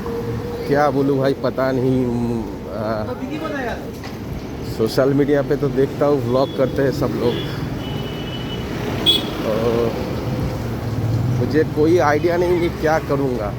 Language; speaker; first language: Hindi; non-native, local second language; Bangla